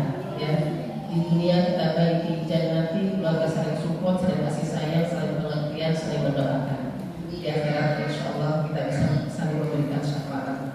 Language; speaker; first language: Indonesian; native; Indonesian